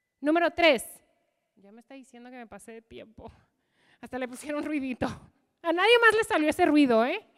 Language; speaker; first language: Spanish; non-native, fluent; English